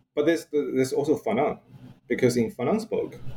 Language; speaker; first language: English; non-native, fluent; Chinese